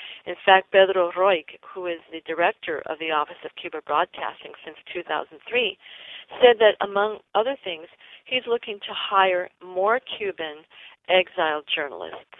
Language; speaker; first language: English; native; English